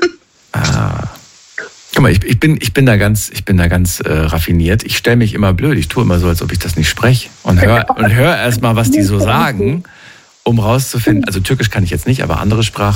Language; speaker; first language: German; native; German